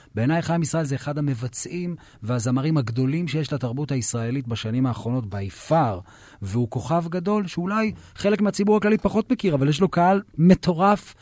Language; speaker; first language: Hebrew; native; Hebrew